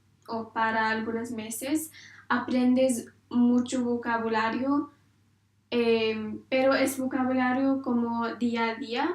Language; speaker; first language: Spanish; non-native, learner; English